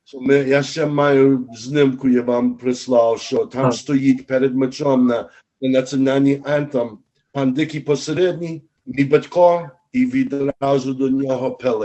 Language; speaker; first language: Ukrainian; early bilingual, heritage; Ukrainian